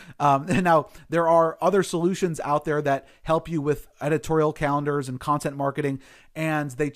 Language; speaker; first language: English; native; English